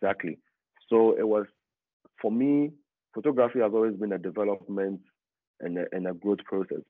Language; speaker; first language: English; non-native, local second language; Akan